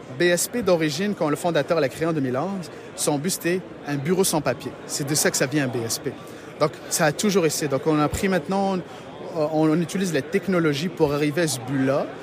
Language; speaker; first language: French; non-native, local second language; Arabic